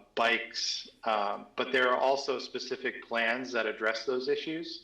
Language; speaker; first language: English; native; English